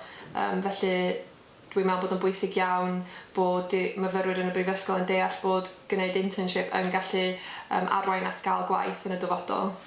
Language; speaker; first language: Welsh; native; Welsh